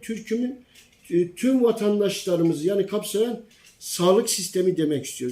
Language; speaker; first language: Turkish; native; Turkish